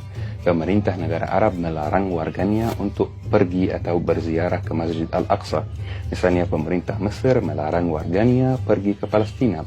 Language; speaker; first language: Indonesian; non-native, fluent; Arabic